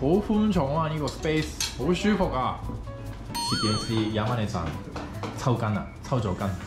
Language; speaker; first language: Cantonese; non-native, fluent; Japanese